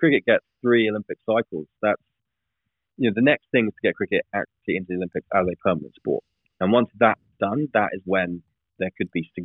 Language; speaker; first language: English; native; English